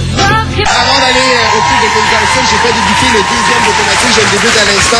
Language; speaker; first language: French; native; French